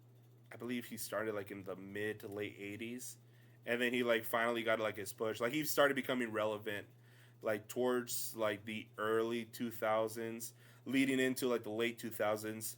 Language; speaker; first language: English; native; English